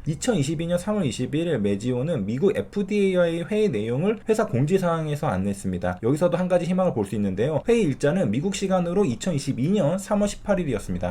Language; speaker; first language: Korean; native; Korean